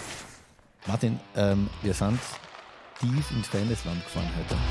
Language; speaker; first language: German; native; German